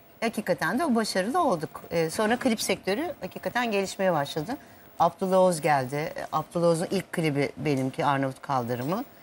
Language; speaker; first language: Turkish; native; Turkish